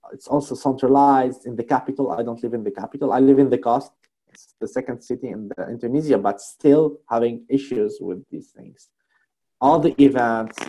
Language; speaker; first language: English; non-native, fluent; Arabic